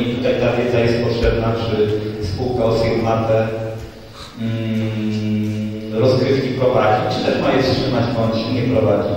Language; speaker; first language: Polish; native; Polish